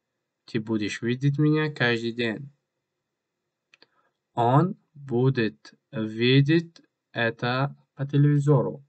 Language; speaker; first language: Russian; non-native, learner; Tajik